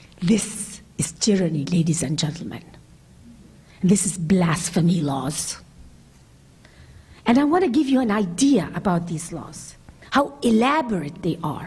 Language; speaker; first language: English; non-native, fluent; Arabic